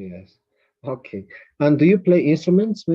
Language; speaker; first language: English; non-native, fluent; Spanish